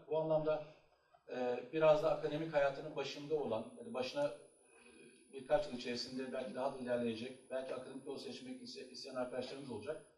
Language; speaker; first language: Turkish; native; Turkish